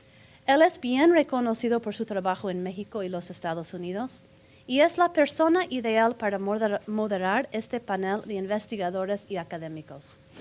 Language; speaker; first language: Spanish; non-native, fluent; English